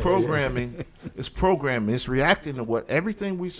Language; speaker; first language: English; native; English